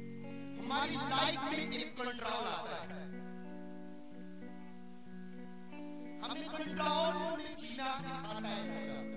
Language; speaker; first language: Hindi; non-native, local second language; Punjabi